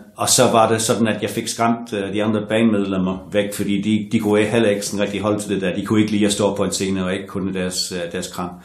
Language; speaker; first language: Danish; non-native, fluent; English